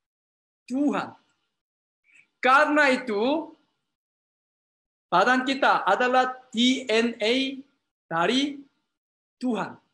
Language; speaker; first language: Indonesian; non-native, learner; Korean